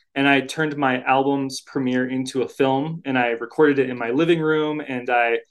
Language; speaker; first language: English; native; English